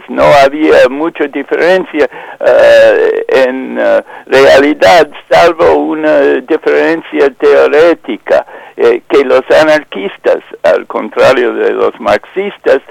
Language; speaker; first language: Spanish; non-native, fluent; English